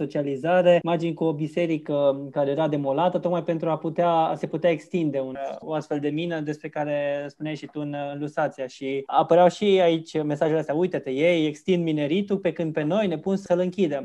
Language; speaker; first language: Romanian; native; Romanian